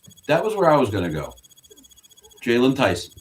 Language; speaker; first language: English; native; English